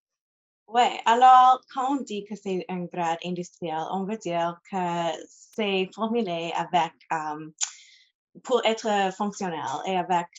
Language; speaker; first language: French; non-native, local second language; English